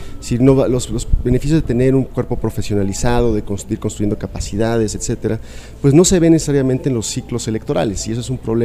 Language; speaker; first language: Spanish; native; Spanish